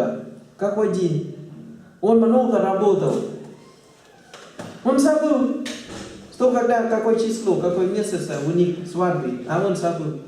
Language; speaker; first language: Russian; non-native, fluent; Thai